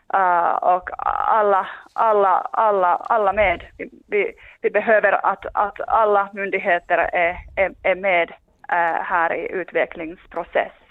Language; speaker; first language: Swedish; non-native, local second language; Finnish